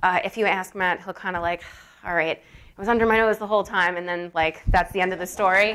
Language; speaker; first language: English; native; English